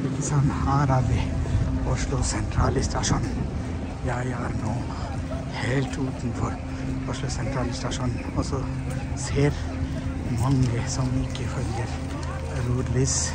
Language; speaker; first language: Norwegian; non-native, fluent; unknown